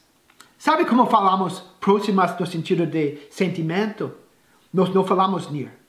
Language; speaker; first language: Portuguese; non-native, fluent; English